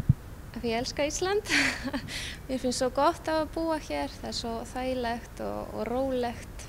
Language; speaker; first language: Icelandic; non-native, fluent; Polish